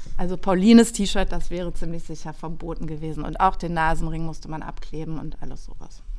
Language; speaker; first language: German; native; German